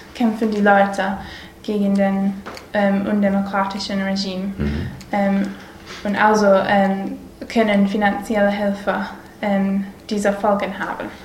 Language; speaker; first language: German; non-native, learner; English